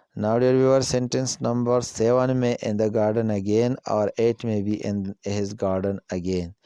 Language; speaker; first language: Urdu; non-native, local second language; Pashto